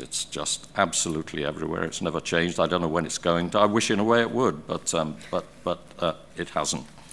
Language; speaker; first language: English; native; English